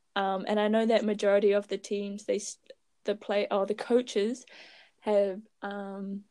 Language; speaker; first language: English; native; English